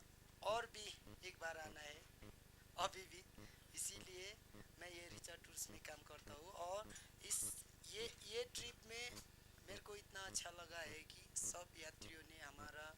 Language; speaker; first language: Hindi; non-native, fluent; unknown